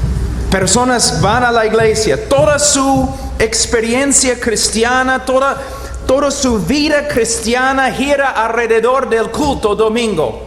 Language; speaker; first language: Spanish; non-native, fluent; English